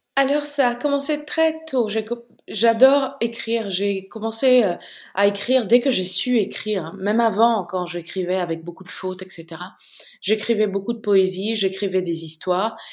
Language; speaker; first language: French; non-native, local second language; Bambara